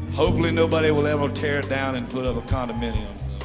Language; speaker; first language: English; native; English